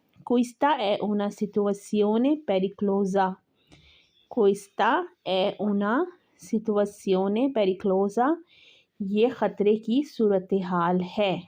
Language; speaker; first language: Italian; non-native, fluent; Urdu